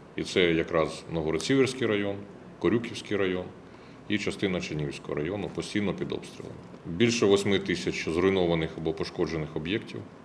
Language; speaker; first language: Ukrainian; native; Ukrainian